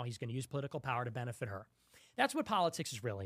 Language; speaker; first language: English; native; English